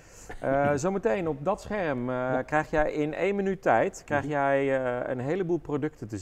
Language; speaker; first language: Dutch; native; Dutch